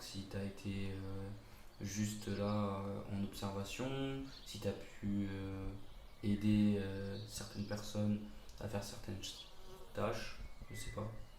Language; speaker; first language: French; native; French